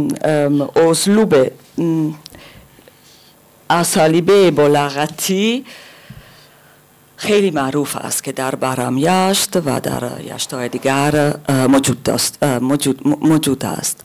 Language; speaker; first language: Persian; non-native, learner; German